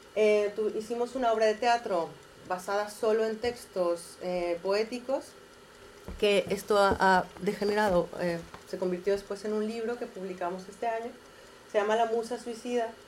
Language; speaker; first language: Spanish; native; Spanish